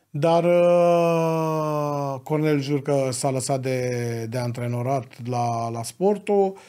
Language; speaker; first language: Romanian; native; Romanian